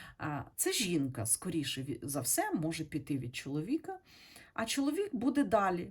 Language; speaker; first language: Ukrainian; non-native, local second language; Russian